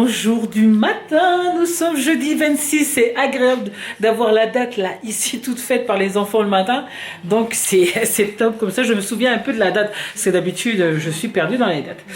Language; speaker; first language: French; native; French